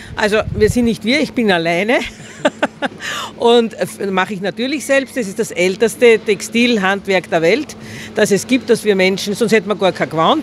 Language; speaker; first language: German; native; German